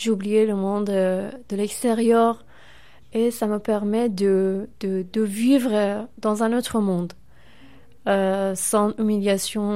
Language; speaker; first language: French; non-native, fluent; Persian